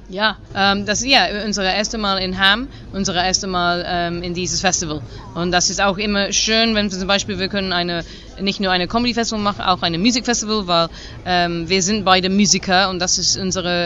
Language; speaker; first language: German; non-native, fluent; English